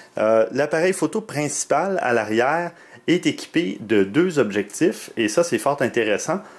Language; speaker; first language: French; native; French